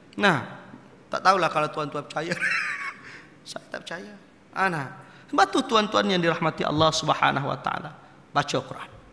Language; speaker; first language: Malay; native; Malay